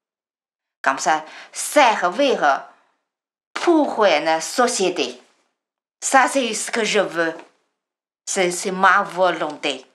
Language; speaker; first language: French; non-native, learner; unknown